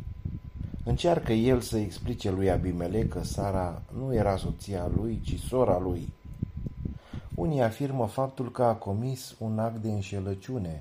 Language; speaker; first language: Romanian; native; Romanian